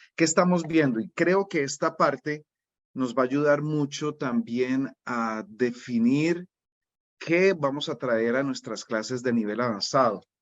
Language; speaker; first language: Spanish; native; Spanish